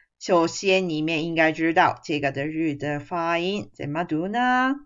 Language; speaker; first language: Chinese; non-native, fluent; Japanese